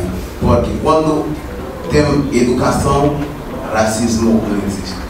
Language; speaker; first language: Spanish; non-native, learner; Haitian Creole